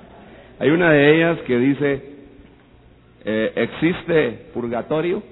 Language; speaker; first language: Spanish; native; Spanish